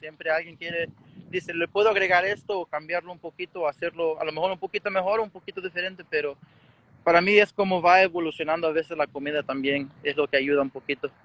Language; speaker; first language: Spanish; early bilingual, heritage; Spanish